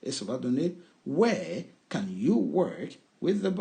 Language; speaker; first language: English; non-native, learner; French